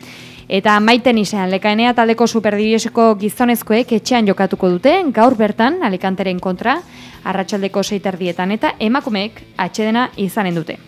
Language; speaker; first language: Basque; native; Basque